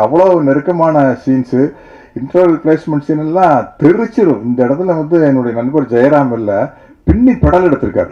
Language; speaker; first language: Tamil; native; Tamil